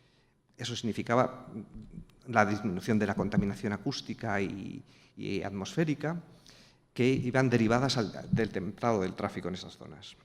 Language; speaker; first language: Spanish; native; Spanish